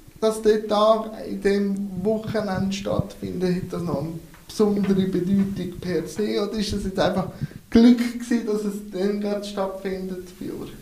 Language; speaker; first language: German; native; German